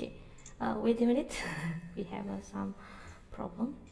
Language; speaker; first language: English; non-native, learner; Indonesian